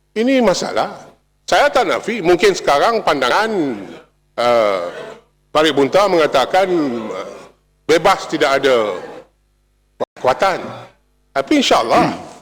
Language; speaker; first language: Malay; native; Malay